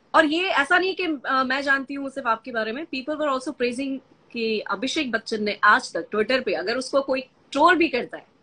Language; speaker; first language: Hindi; non-native, local second language; Gujarati